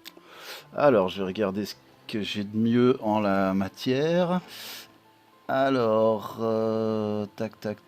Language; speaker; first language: French; native; French